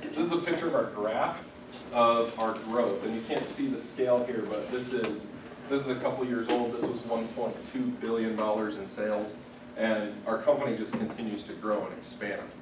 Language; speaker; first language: English; native; English